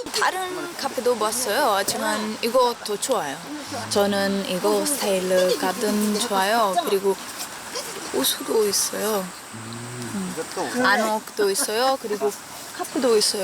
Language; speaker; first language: Korean; non-native, learner; Norwegian